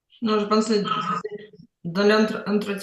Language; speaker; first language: French; non-native, learner; Ukrainian